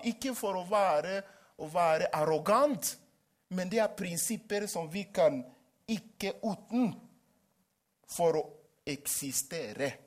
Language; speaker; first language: Norwegian; non-native, fluent; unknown